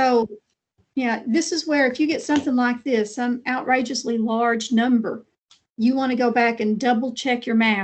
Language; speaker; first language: English; native; English